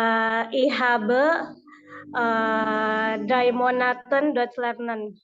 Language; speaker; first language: German; non-native, learner; Indonesian